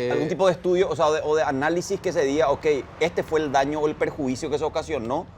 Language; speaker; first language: Spanish; native; Spanish